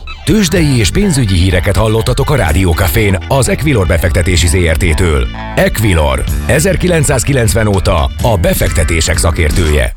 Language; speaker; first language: Hungarian; native; Hungarian